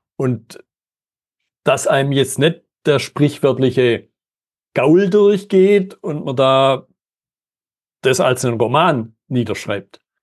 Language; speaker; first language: German; native; German